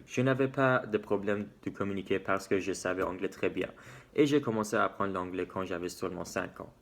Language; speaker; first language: French; non-native, learner; Persian